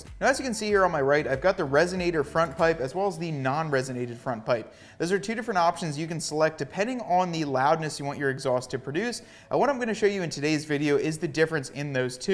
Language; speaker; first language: English; native; English